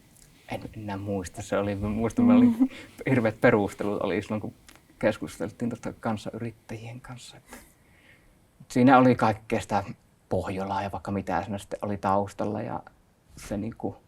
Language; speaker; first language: Finnish; native; Finnish